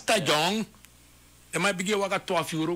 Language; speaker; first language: Dutch; non-native, local second language; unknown